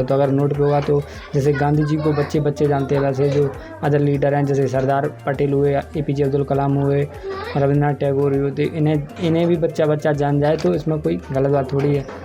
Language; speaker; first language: Hindi; native; Hindi